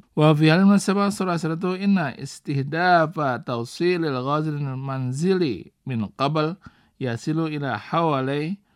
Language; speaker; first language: Arabic; non-native, fluent; Indonesian